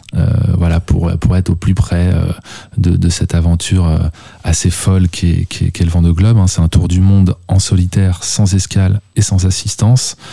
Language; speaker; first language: French; native; French